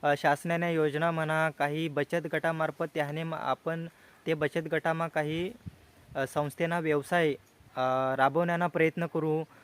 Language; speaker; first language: Marathi; non-native, local second language; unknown